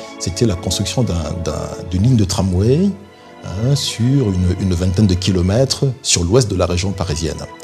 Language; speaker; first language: French; early bilingual, other home language; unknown